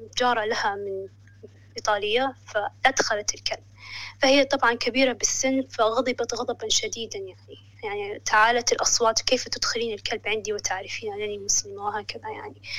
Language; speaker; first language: Arabic; non-native, local second language; Somali